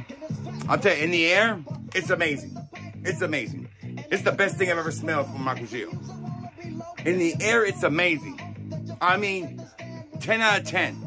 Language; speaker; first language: English; native; English